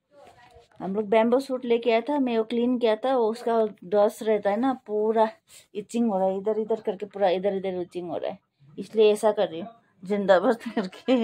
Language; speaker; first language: Hindi; non-native, local second language; Nepali